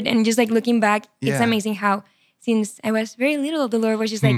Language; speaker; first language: English; non-native, fluent; Spanish